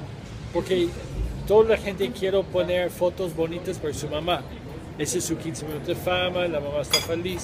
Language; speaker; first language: Spanish; non-native, fluent; English